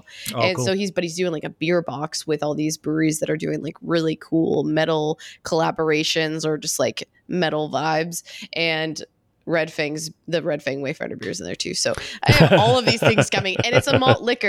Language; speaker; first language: English; native; English